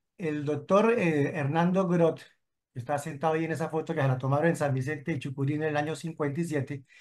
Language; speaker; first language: Spanish; native; Spanish